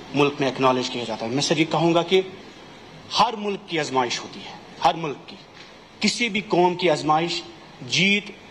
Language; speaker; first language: Hindi; non-native, local second language; Kashmiri